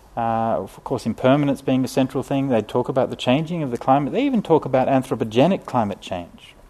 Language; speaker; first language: English; native; English